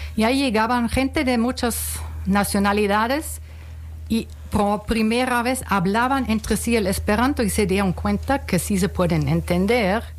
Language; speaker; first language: Spanish; non-native, fluent; German